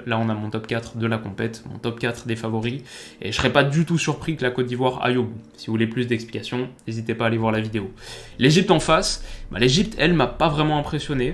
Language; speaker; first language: French; native; French